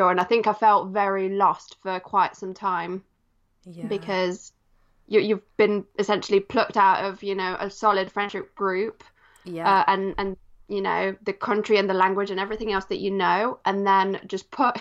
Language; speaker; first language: English; early bilingual, other home language; Polish